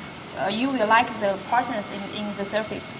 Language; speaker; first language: English; non-native, learner; Chinese